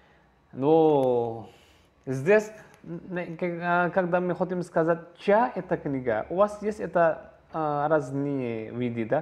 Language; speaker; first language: Russian; non-native, learner; Javanese